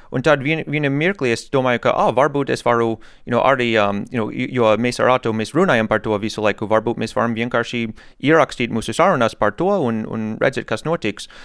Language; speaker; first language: Latvian; non-native, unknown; English